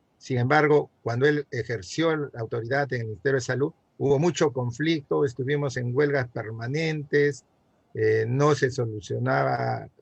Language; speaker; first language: Spanish; native; Spanish